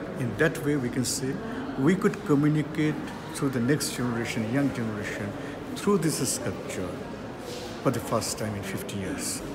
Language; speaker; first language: English; non-native, local second language; Bangla